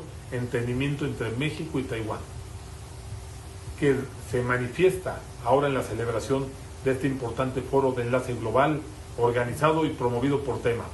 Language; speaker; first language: Spanish; native; Spanish